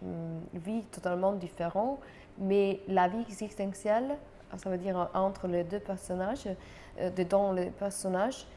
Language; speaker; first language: French; non-native, fluent; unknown